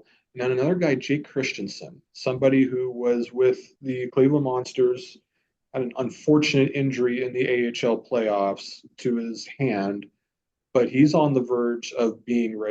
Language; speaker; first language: English; native; English